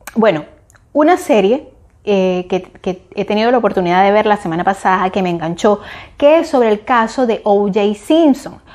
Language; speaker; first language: Spanish; native; Spanish